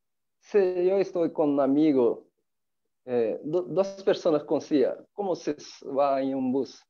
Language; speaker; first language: Spanish; non-native, fluent; Portuguese